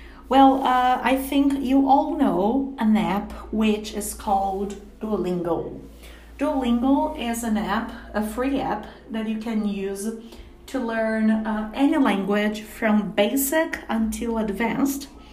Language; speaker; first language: English; non-native, fluent; Portuguese